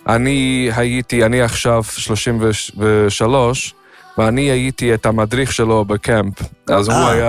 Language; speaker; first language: Hebrew; non-native, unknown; Yiddish